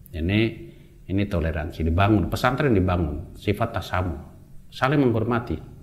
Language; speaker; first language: Indonesian; non-native, local second language; Javanese